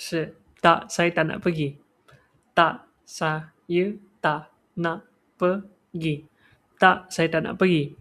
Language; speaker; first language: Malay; non-native, local second language; Chinese